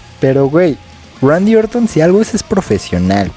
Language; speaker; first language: Spanish; native; Spanish